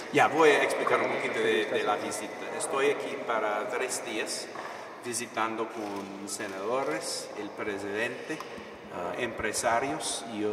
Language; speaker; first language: Spanish; non-native, fluent; English